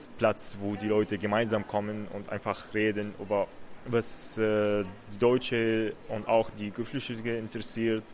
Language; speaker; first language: German; non-native, learner; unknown